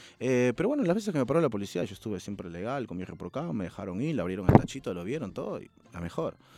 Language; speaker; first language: Spanish; native; Spanish